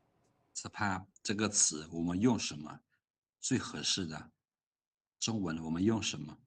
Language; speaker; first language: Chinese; non-native, fluent; Lao